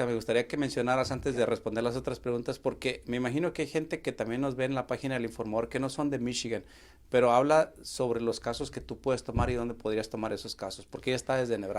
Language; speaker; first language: Spanish; native; Spanish